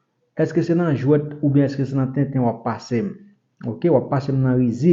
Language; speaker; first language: French; non-native, learner; Haitian Creole